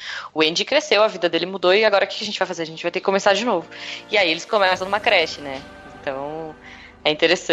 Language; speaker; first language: Portuguese; native; Portuguese